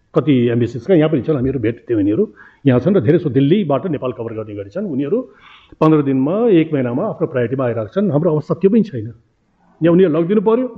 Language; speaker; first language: Nepali; native; Nepali